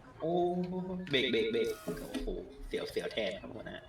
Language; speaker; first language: Thai; native; Thai